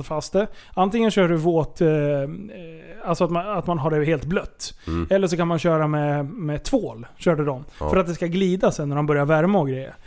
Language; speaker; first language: Swedish; native; Swedish